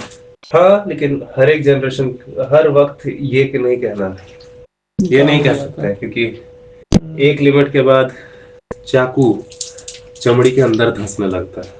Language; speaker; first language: Hindi; native; Hindi